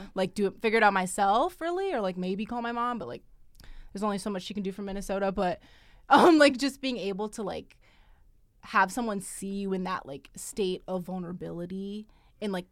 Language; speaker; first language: English; native; English